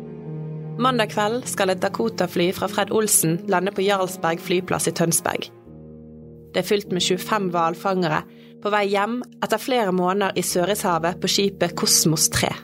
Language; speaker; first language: Norwegian; native; Norwegian